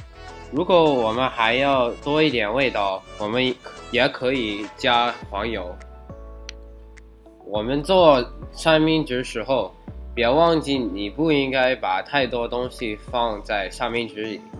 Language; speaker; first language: Chinese; non-native, learner; English